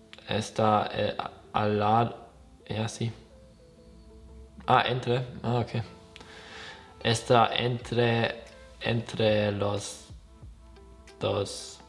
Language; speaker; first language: Spanish; non-native, learner; German